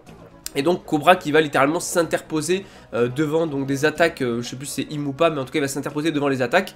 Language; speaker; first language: French; native; French